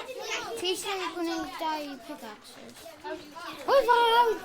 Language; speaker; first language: Welsh; non-native, local second language; English